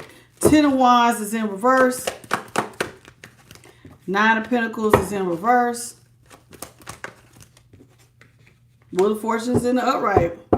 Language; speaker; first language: English; native; English